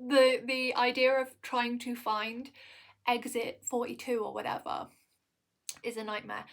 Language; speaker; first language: English; native; English